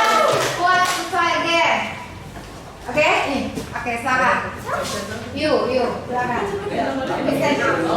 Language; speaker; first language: English; non-native, learner; Indonesian